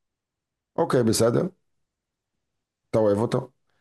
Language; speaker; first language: Hebrew; native; Hebrew